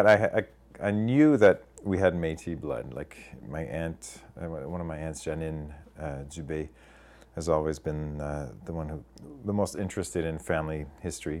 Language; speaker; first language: English; native; English